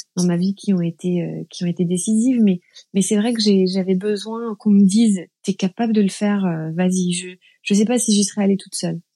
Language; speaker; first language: French; native; French